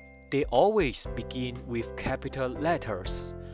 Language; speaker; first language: English; non-native, local second language; Chinese